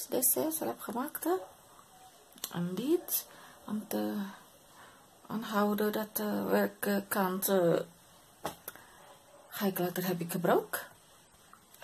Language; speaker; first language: Dutch; non-native, learner; Indonesian